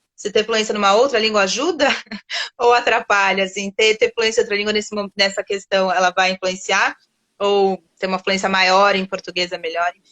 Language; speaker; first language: Portuguese; native; Portuguese